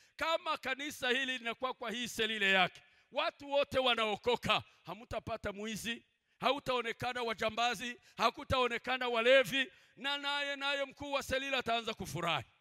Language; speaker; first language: Swahili; non-native, local second language; Kinyarwanda